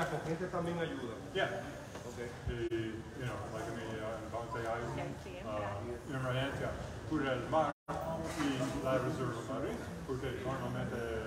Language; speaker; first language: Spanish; non-native, learner; English